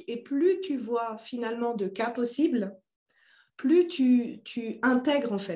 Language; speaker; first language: French; native; French